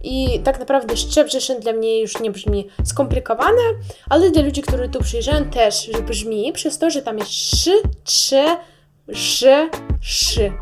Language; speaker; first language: Polish; non-native, learner; Russian